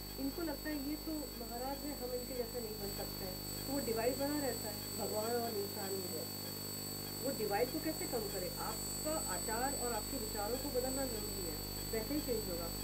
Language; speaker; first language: Hindi; non-native, local second language; Bangla